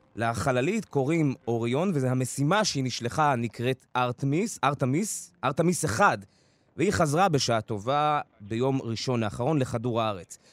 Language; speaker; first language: Hebrew; early bilingual, other home language; Russian